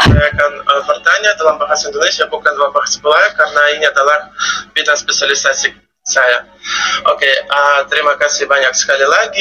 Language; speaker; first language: Indonesian; non-native, fluent; Russian